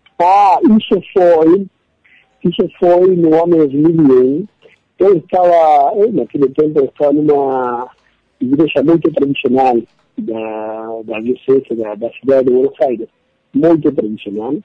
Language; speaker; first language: Portuguese; non-native, learner; Spanish